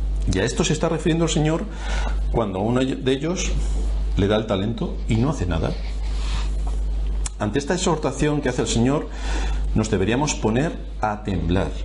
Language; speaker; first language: Spanish; native; Spanish